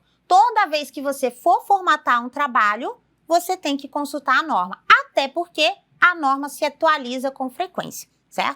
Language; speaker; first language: Portuguese; native; Portuguese